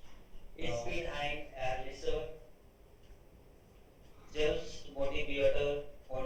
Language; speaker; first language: German; non-native, learner; Hindi